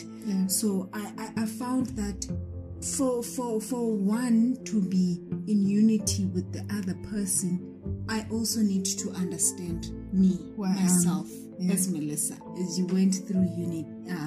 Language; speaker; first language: English; non-native, local second language; Xhosa